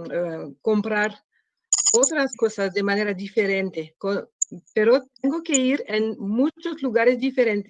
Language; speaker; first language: Spanish; non-native, learner; French